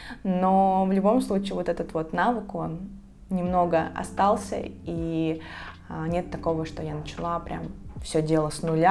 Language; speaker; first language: Russian; native; Russian